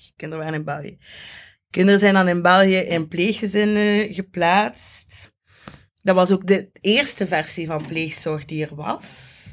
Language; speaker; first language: Dutch; native; Dutch